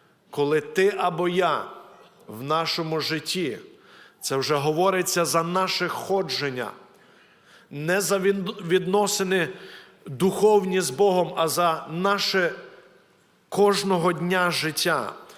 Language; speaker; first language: Ukrainian; native; Ukrainian